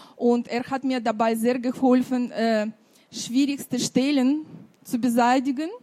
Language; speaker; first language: German; non-native, fluent; Russian